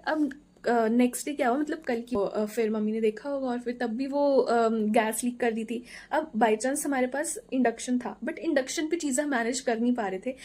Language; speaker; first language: Hindi; native; Hindi